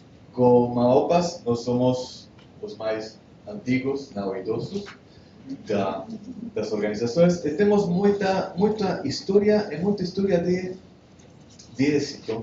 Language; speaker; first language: Portuguese; non-native, learner; Spanish